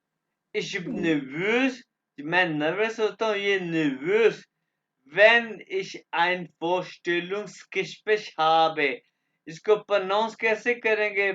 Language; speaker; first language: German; non-native, fluent; Urdu